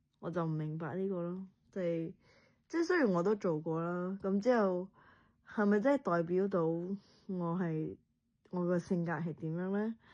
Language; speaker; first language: Cantonese; early bilingual, heritage; Cantonese